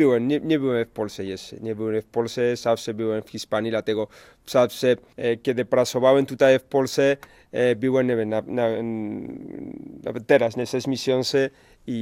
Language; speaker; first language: Polish; non-native, learner; Spanish